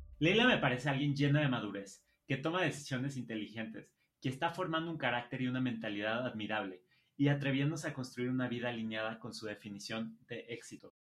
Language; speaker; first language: Spanish; native; Spanish